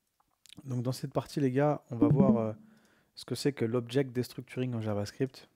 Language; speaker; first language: French; native; French